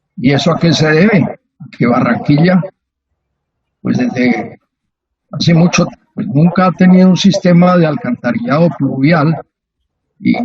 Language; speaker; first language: Spanish; native; Spanish